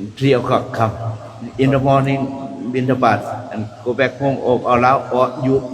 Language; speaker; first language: English; non-native, learner; Thai